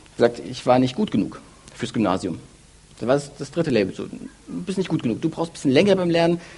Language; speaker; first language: German; early bilingual, other home language; Russian